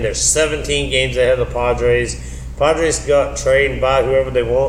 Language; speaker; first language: English; native; English